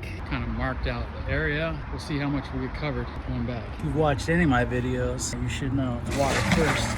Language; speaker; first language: English; native; English